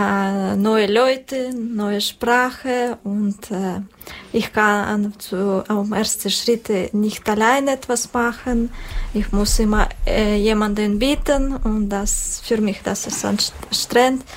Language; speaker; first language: German; non-native, learner; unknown